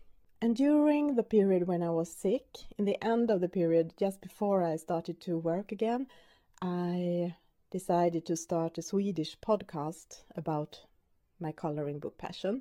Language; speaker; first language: English; non-native, fluent; Swedish